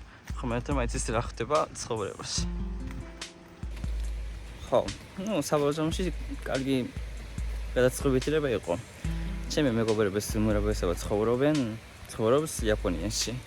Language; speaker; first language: Georgian; non-native, learner; Japanese